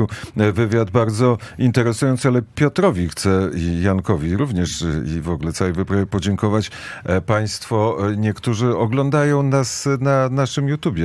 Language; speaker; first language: Polish; native; Polish